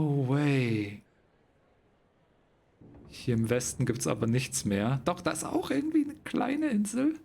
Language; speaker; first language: German; native; German